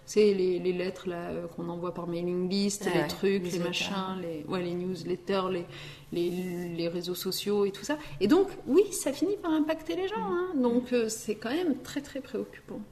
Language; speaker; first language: French; early bilingual, other home language; Riffian